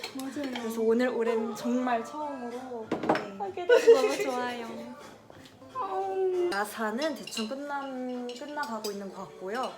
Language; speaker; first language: Korean; non-native, fluent; French